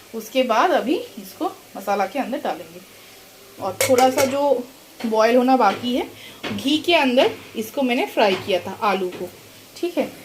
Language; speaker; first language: Hindi; non-native, local second language; Bangla